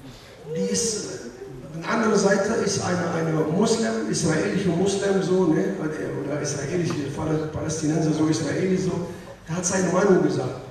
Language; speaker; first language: German; non-native, learner; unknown